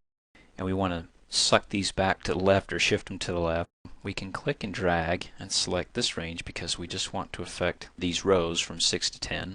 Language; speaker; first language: English; native; English